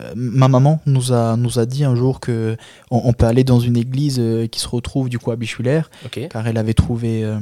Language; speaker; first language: French; non-native, fluent; Albanian